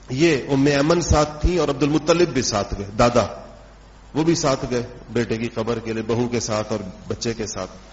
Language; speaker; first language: Urdu; non-native, local second language; Pashto